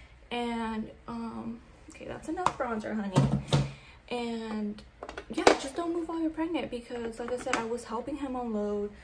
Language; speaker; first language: English; early bilingual, other home language; Spanish